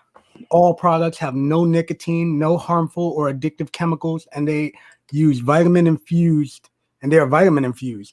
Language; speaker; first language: English; native; English